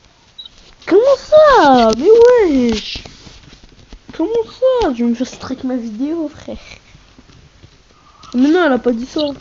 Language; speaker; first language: French; native; French